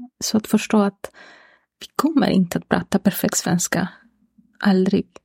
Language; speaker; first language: Swedish; non-native, fluent; Spanish